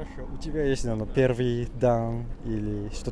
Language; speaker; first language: Russian; non-native, fluent; Japanese